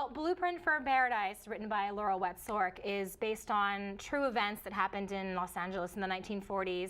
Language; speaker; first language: English; early bilingual, other home language; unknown